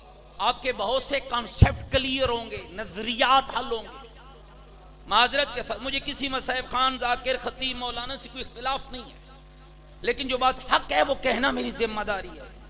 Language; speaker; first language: Urdu; native; Urdu